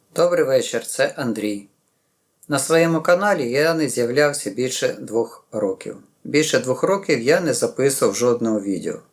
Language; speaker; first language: Ukrainian; non-native, local second language; Russian